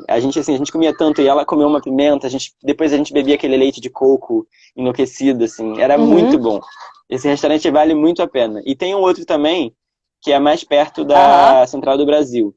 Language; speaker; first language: Portuguese; native; Portuguese